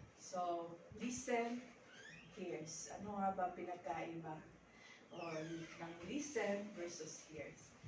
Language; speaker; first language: Filipino; native; Filipino